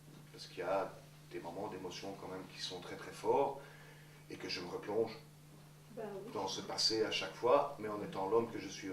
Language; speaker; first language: French; native; French